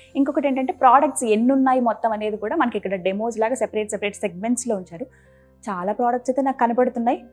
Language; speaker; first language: Telugu; native; Telugu